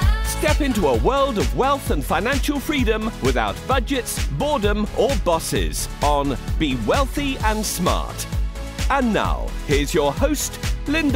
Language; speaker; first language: English; native; English